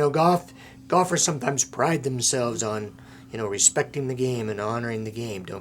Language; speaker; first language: English; native; English